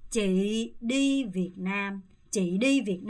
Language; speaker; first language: Vietnamese; non-native, fluent; Korean